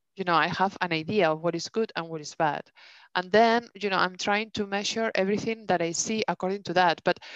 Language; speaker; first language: English; non-native, fluent; Spanish